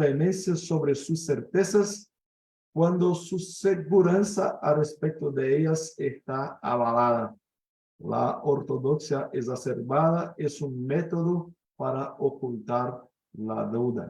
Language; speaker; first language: Spanish; non-native, fluent; Portuguese